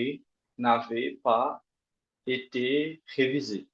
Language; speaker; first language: French; non-native, learner; Portuguese